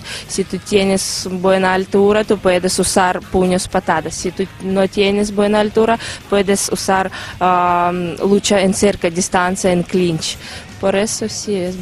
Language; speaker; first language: Spanish; non-native, learner; Russian